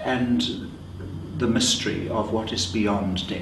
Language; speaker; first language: English; native; English